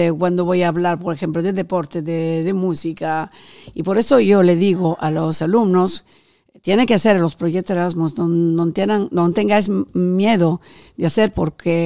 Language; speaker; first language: Spanish; non-native, fluent; Italian